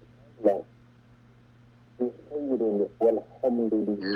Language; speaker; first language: Arabic; non-native, learner; English